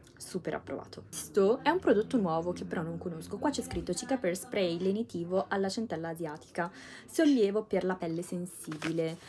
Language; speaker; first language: Italian; native; Italian